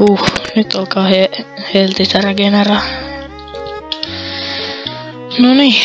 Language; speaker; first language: Finnish; native; Finnish